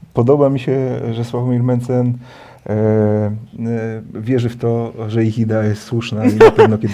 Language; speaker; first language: Polish; native; Polish